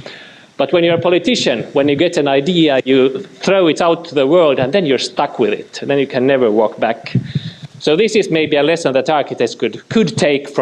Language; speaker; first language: English; non-native, fluent; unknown